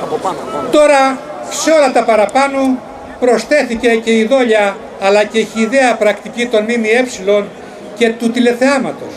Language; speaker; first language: Greek; native; Greek